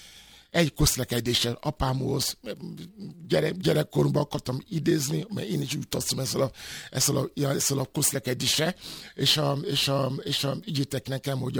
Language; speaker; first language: Hungarian; non-native, fluent; Yoruba